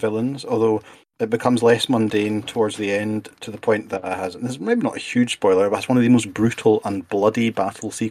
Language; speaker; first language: English; native; English